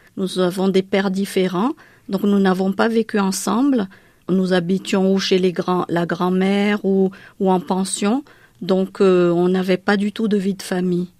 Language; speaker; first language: French; non-native, local second language; Malagasy